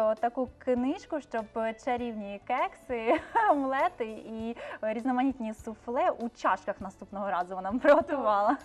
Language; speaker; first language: Ukrainian; native; Ukrainian